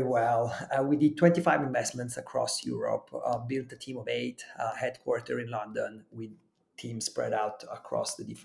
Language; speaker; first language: English; non-native, fluent; Italian